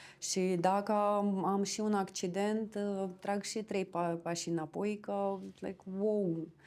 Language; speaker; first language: Romanian; non-native, fluent; Russian